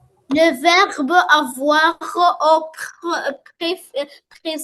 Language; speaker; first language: French; non-native, learner; Arabic